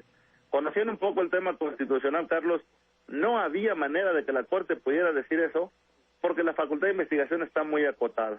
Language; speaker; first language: Spanish; native; Spanish